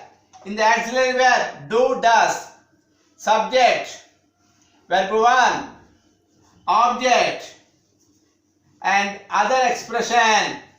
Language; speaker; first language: English; non-native, local second language; Telugu